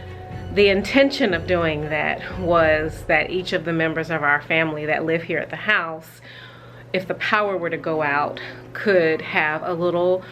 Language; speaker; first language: English; native; English